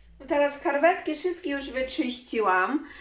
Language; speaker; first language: Polish; non-native, learner; Chinese